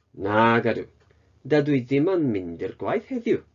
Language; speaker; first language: Welsh; non-native, fluent; Japanese